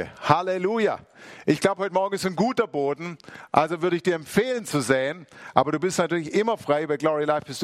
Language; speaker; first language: German; native; German